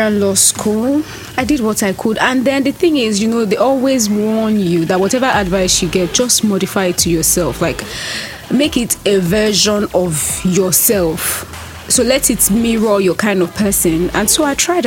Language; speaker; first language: English; non-native, local second language; Yoruba